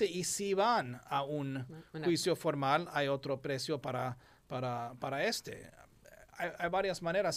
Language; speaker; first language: Spanish; non-native, fluent; English